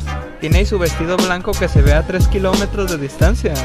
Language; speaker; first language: Spanish; native; Spanish